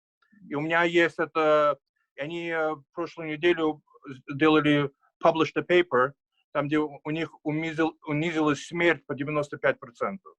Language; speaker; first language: Russian; early bilingual, heritage; Russian